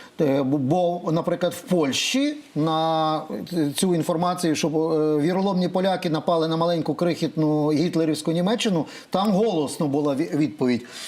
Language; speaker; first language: Ukrainian; native; Ukrainian